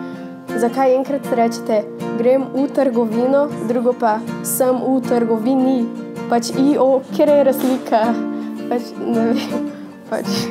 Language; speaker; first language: Slovenian; early bilingual, other home language; Portuguese